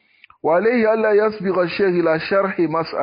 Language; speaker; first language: Arabic; non-native, fluent; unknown